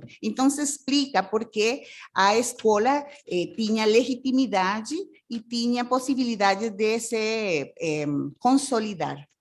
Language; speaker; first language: Portuguese; non-native, fluent; Spanish